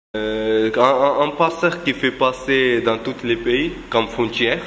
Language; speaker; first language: French; non-native, fluent; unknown